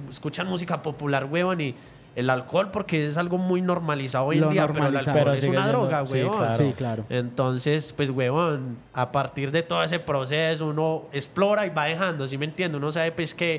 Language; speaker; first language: Spanish; native; Spanish